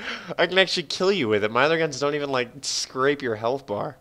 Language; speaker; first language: English; native; English